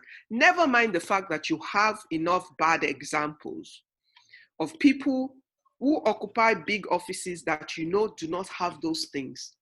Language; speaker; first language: English; non-native, local second language; Yoruba